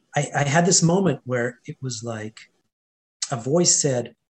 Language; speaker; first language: English; non-native, fluent; Hindi